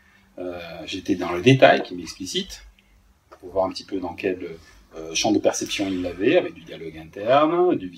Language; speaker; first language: French; native; French